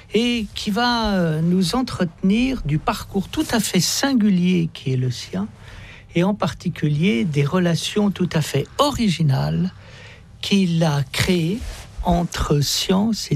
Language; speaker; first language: French; native; French